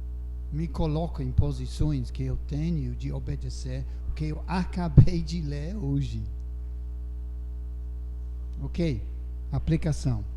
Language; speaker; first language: Portuguese; non-native, fluent; English